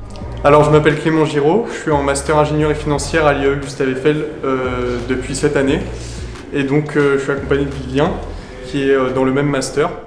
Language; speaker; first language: French; native; French